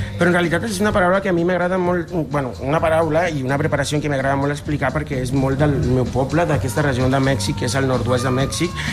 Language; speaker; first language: Catalan; non-native, fluent; Spanish